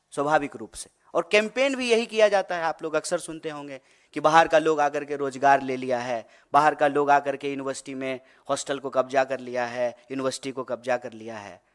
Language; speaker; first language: Hindi; native; Hindi